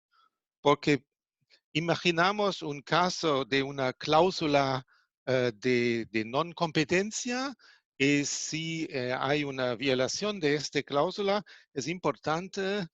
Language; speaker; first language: Spanish; non-native, fluent; German